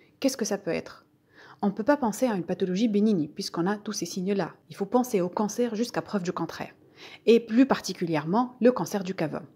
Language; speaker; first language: French; non-native, local second language; Arabic